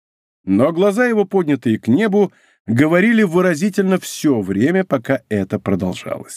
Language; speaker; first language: Russian; native; Russian